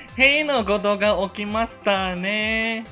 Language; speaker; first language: Japanese; non-native, learner; Cantonese